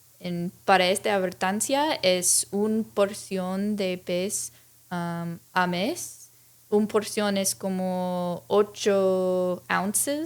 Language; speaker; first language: Spanish; early bilingual, heritage; English